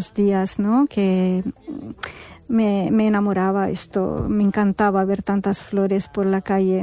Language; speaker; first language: Spanish; non-native, fluent; Arabic